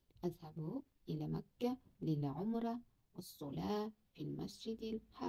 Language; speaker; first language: Arabic; non-native, learner; Kazakh